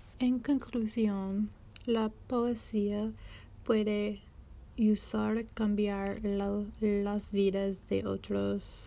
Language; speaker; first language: Spanish; non-native, learner; English